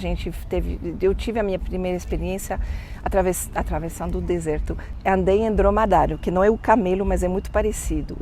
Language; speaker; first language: Portuguese; non-native, fluent; French